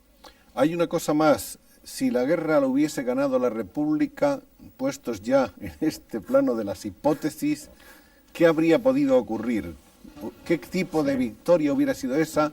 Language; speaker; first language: Spanish; native; Spanish